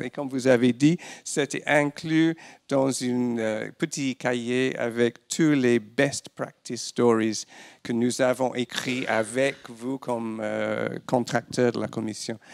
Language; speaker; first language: French; non-native, fluent; English